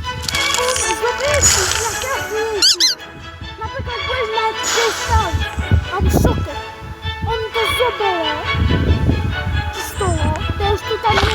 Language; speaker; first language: Polish; non-native, learner; Slovak